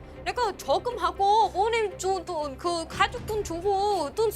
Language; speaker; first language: Korean; non-native, learner; Vietnamese